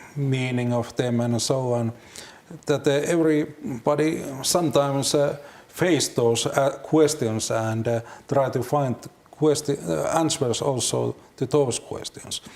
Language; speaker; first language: English; non-native, learner; Finnish